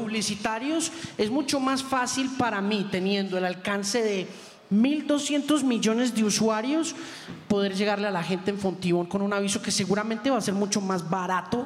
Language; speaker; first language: Spanish; native; Spanish